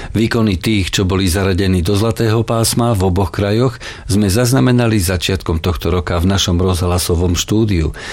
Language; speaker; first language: Slovak; native; Slovak